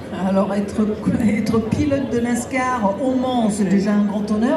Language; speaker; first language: French; native; French